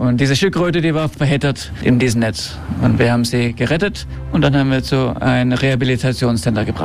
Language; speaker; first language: German; non-native, fluent; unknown